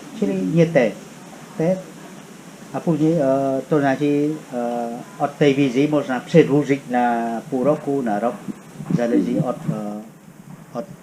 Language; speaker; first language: Polish; non-native, fluent; Khmer